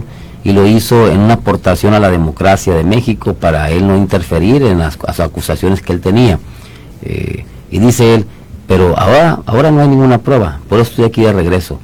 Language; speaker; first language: Spanish; native; Spanish